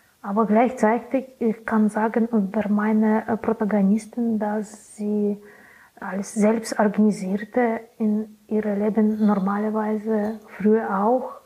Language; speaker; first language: German; non-native, learner; Belarusian